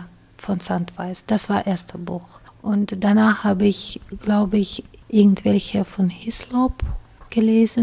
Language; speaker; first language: German; non-native, fluent; Russian